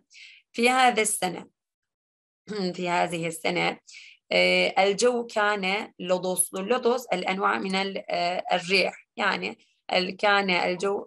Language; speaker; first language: Arabic; non-native, learner; Turkish